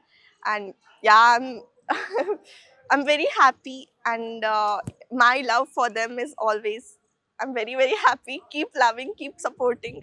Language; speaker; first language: Telugu; non-native, learner; Kannada